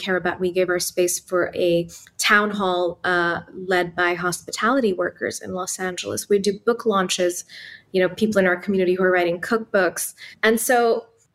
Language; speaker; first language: English; non-native, local second language; Urdu